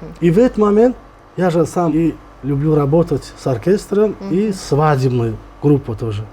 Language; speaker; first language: Russian; non-native, local second language; Turkmen